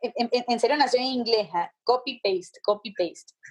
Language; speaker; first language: Spanish; native; Spanish